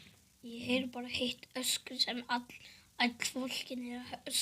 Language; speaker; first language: Icelandic; early bilingual, other home language; Portuguese